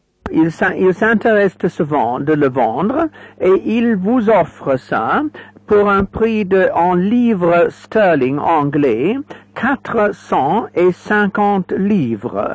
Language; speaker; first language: French; non-native, fluent; English